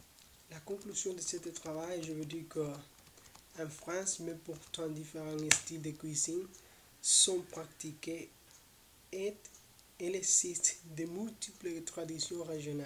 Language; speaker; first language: French; non-native, learner; Spanish